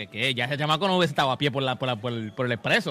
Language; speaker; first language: Spanish; native; Spanish